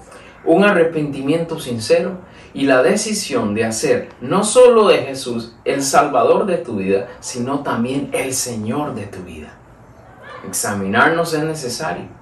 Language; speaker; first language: Spanish; native; Spanish